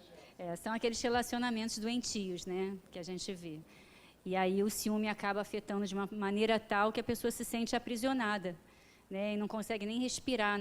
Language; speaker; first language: Portuguese; native; Portuguese